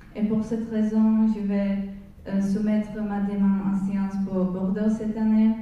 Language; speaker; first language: French; non-native, fluent; Czech